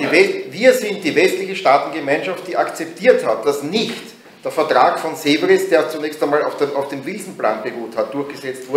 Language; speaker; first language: German; native; German